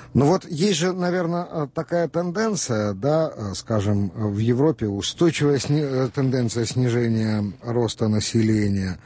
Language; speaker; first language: Russian; native; Russian